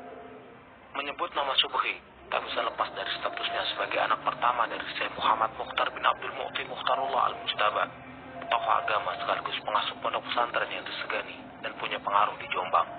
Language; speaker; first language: Indonesian; native; Indonesian